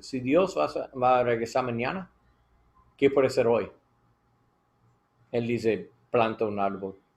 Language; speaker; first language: Spanish; non-native, learner; English